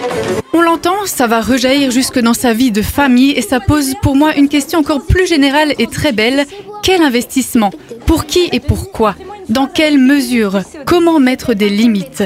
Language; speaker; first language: French; native; French